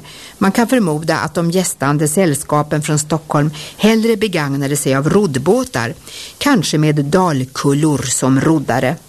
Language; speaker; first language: Swedish; native; Swedish